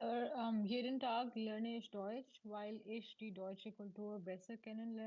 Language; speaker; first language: German; non-native, learner; Urdu